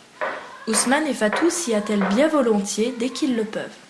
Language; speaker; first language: French; native; French